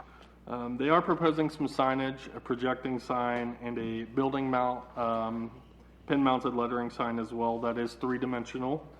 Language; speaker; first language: English; native; English